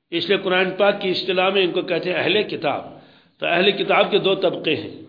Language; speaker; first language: Urdu; native; Urdu